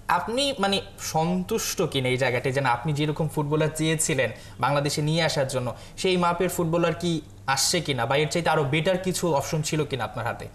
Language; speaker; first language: Bangla; native; Bangla